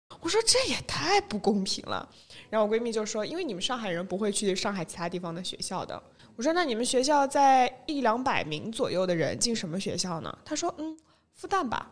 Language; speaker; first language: Chinese; native; Chinese